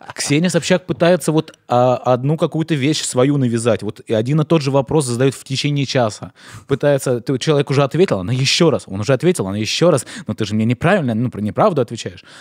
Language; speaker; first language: Russian; native; Russian